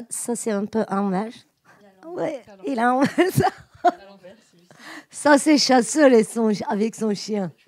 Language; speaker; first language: French; non-native, learner; Turkish